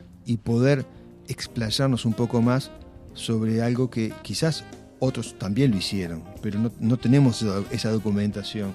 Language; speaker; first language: Spanish; native; Spanish